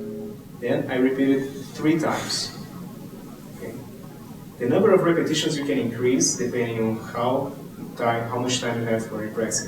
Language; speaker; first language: English; non-native, fluent; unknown